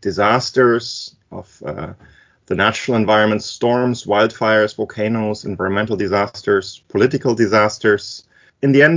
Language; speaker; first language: English; non-native, fluent; German